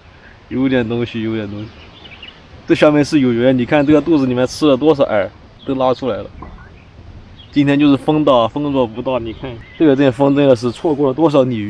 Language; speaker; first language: Chinese; native; Chinese